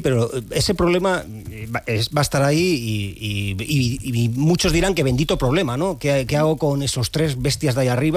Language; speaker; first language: Spanish; native; Spanish